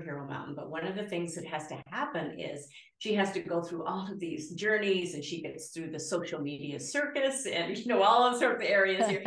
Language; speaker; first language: English; native; English